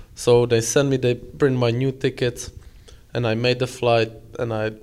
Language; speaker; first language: English; non-native, fluent; Czech